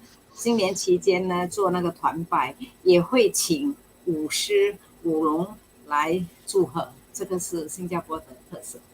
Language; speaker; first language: Chinese; native; Chinese